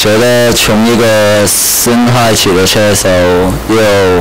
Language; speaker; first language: Chinese; non-native, local second language; Cantonese